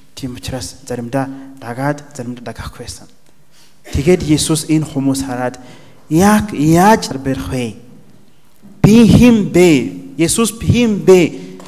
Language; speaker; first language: Mongolian; non-native, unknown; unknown